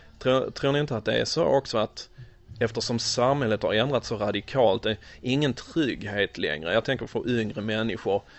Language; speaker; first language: Swedish; early bilingual, other home language; English